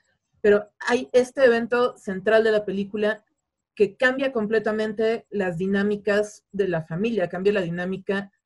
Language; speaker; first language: Spanish; native; Spanish